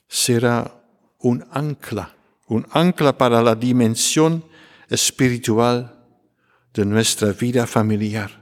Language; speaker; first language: Spanish; non-native, fluent; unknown